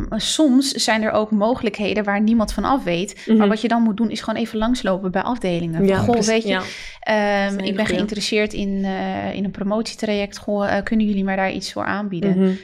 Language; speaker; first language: Dutch; native; Dutch